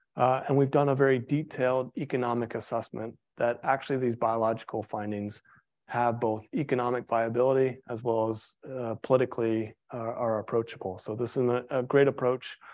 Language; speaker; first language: English; native; English